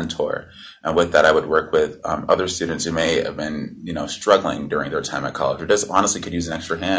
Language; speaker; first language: English; native; English